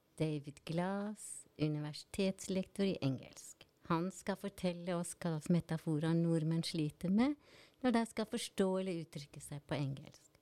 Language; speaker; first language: Norwegian; native; Norwegian